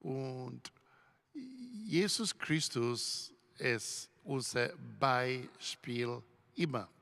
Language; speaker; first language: German; non-native, learner; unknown